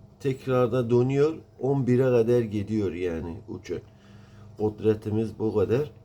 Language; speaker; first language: Turkish; non-native, learner; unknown